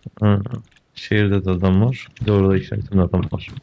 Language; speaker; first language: Turkish; native; Turkish